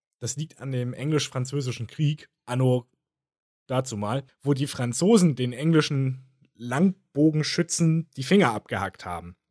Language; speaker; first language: German; native; German